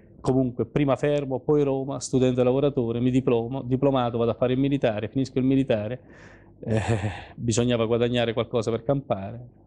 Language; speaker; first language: Italian; native; Italian